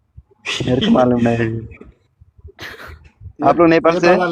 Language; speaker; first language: Hindi; early bilingual, other home language; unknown